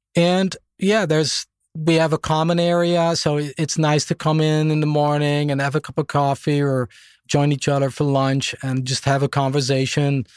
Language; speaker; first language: English; non-native, fluent; Dutch